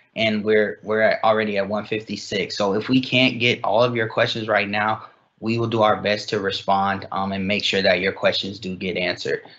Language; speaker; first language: English; native; English